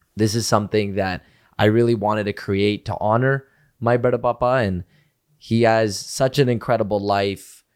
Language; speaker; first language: English; early bilingual, other home language; Punjabi